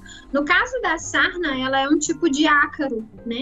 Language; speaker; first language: Portuguese; native; Portuguese